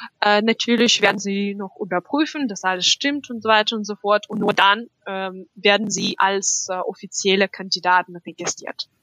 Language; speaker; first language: German; non-native, fluent; Russian